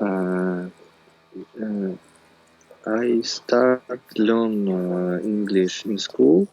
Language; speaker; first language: English; non-native, learner; Russian